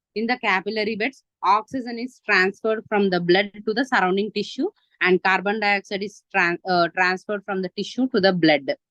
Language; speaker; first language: English; non-native, local second language; Telugu